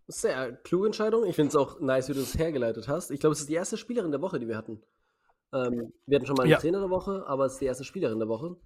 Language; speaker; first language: German; native; German